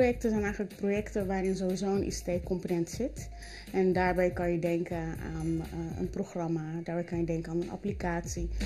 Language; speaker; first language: Dutch; native; Dutch